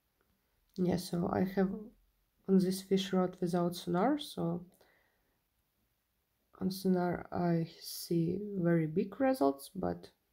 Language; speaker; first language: English; non-native, learner; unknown